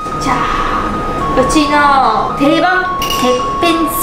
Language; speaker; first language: Japanese; non-native, learner; Chinese